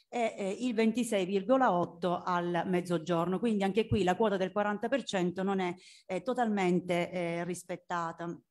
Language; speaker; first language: Italian; native; Italian